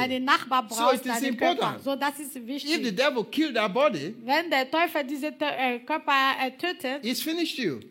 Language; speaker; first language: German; non-native, learner; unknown